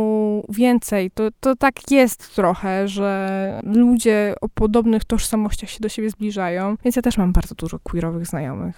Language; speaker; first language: Polish; native; Polish